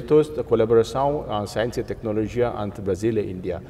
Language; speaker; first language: Portuguese; non-native, fluent; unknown